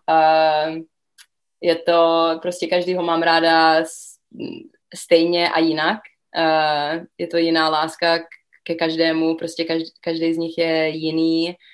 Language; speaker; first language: Czech; early bilingual, other home language; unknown